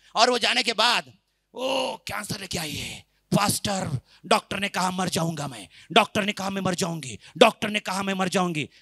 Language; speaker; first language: Hindi; non-native, local second language; Marathi